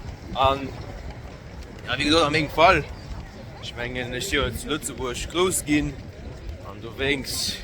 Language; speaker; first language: German; non-native, local second language; Luxembourgish